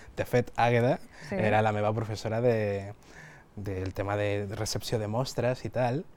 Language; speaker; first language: Catalan; non-native, local second language; Spanish